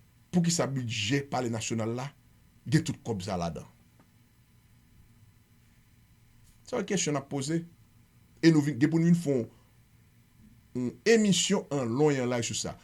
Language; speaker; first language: Haitian Creole; native; Haitian Creole